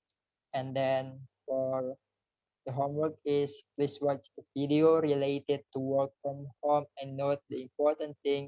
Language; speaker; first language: English; non-native, learner; Indonesian